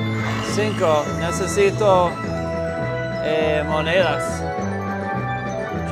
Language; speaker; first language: Spanish; non-native, learner; English